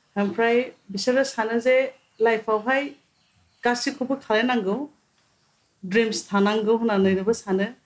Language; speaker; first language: Bodo; non-native, local second language; Santali